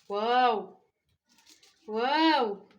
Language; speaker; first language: Arabic; native; Arabic